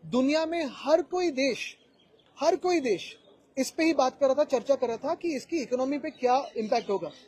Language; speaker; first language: Hindi; non-native, local second language; Marathi